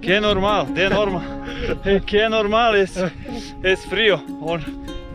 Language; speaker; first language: Spanish; non-native, learner; Serbian